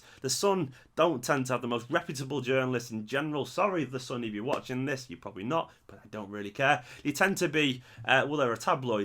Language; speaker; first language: English; native; English